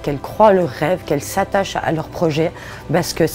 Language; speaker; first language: French; native; French